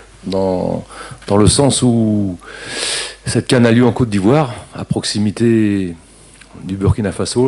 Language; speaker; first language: French; native; French